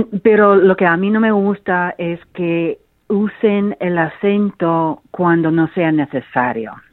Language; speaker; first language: Spanish; non-native, fluent; English